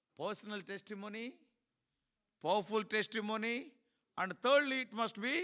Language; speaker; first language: English; non-native, local second language; Telugu